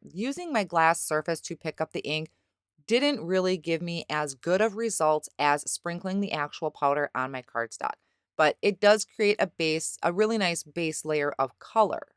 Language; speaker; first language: English; native; English